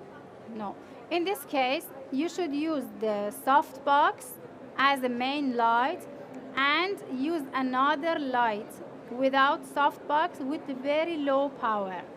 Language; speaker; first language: English; non-native, fluent; Persian